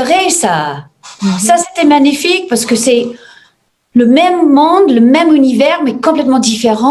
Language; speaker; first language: French; non-native, fluent; English